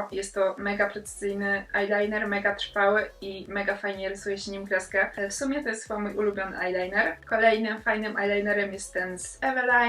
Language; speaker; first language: Polish; native; Polish